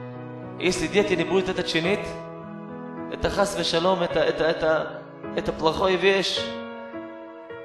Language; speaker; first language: Russian; non-native, learner; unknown